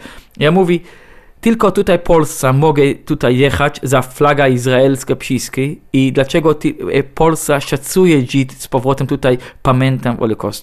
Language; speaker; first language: Polish; non-native, learner; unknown